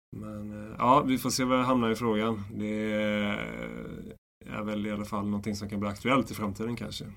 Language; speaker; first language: Swedish; native; Swedish